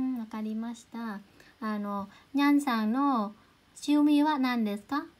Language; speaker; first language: Japanese; non-native, fluent; Vietnamese